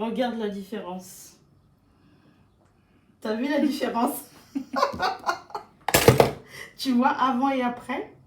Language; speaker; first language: French; native; French